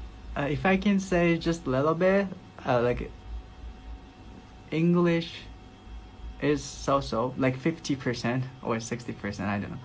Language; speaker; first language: English; non-native, learner; Japanese